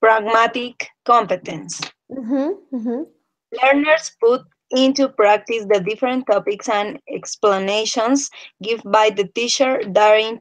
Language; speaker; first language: English; non-native, learner; Spanish